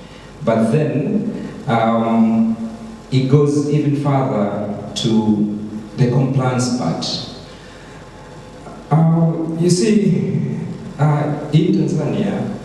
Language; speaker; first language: English; non-native, local second language; Swahili